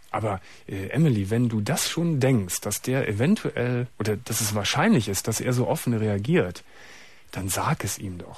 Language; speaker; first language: German; native; German